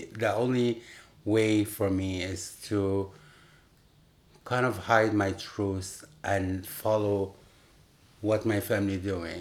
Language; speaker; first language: English; non-native, fluent; Arabic